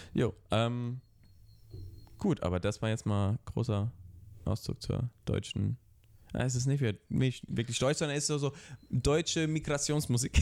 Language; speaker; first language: German; early bilingual, other home language; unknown